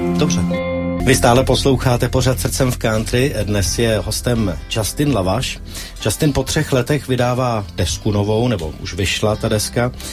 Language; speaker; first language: Czech; native; Czech